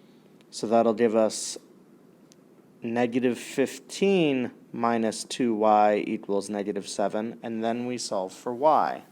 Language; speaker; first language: English; native; English